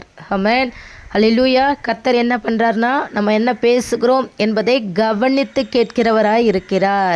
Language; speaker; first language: Tamil; native; Tamil